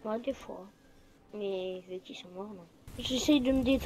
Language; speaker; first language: French; native; French